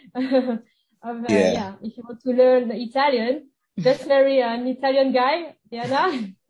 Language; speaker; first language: English; non-native, fluent; French